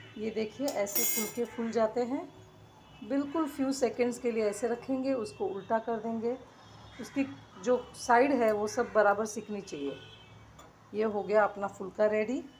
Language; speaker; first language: Hindi; non-native, local second language; Gujarati